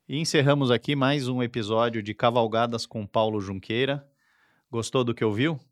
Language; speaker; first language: Portuguese; native; Portuguese